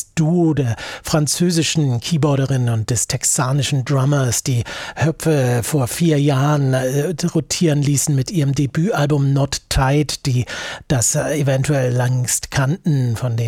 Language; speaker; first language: German; native; German